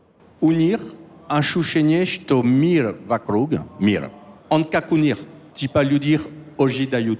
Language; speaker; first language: Russian; non-native, learner; French